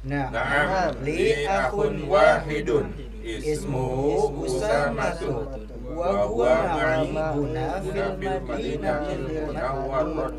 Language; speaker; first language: Arabic; non-native, learner; Indonesian